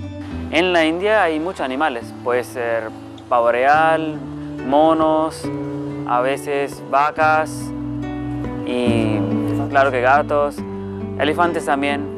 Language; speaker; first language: Spanish; non-native, learner; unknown